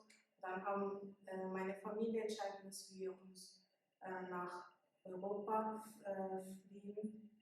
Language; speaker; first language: German; early bilingual, other home language; Persian